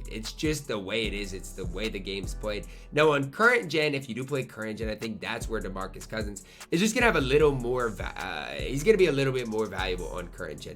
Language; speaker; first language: English; native; English